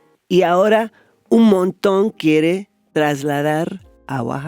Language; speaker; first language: Spanish; non-native, fluent; English